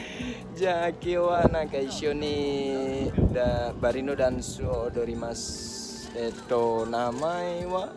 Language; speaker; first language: Japanese; non-native, fluent; Balinese